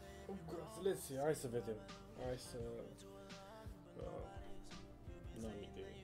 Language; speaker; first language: English; non-native, fluent; Romanian